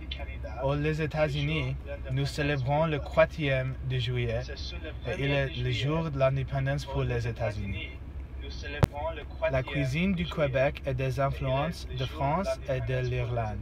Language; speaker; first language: French; non-native, learner; English